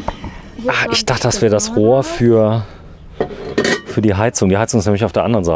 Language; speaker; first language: German; native; German